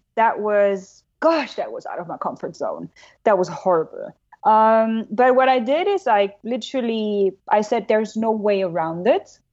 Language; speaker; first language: English; non-native, fluent; German